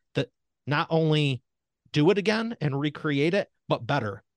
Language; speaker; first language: English; native; English